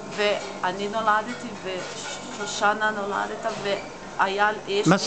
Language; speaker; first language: Hebrew; non-native, learner; English